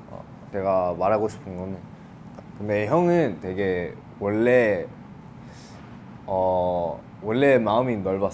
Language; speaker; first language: Korean; non-native, fluent; English